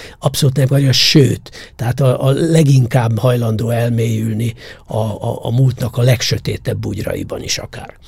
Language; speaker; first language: Hungarian; native; Hungarian